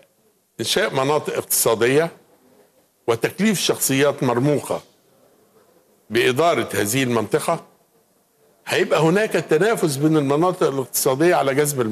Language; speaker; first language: Arabic; native; Arabic